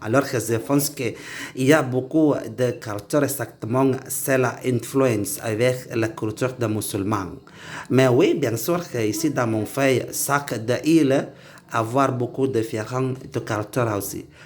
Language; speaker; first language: French; non-native, learner; Indonesian